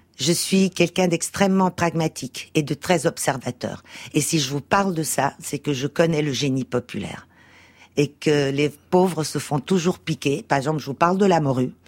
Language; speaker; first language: French; early bilingual, other home language; Portuguese